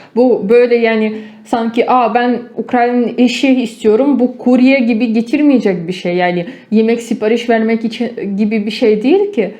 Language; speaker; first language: Turkish; non-native, fluent; Ukrainian